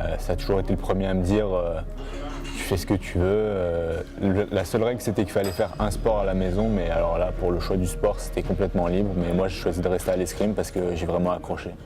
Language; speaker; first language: French; native; French